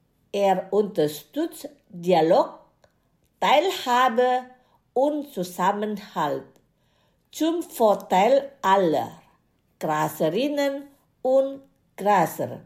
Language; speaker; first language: German; non-native, fluent; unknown